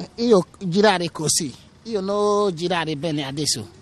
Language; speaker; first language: Italian; non-native, learner; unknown